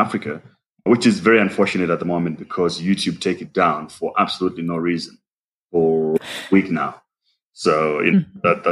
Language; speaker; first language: English; non-native, local second language; Nyanja